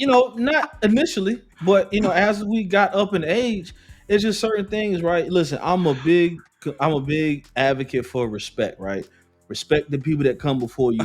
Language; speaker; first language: English; native; English